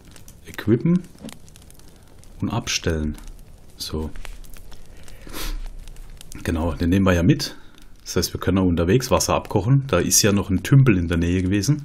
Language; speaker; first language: German; native; German